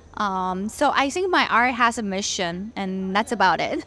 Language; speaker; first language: English; non-native, fluent; Chinese